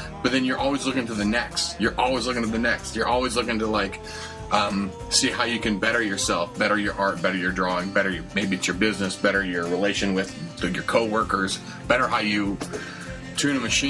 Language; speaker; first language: English; native; English